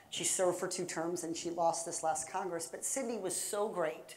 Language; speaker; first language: English; native; English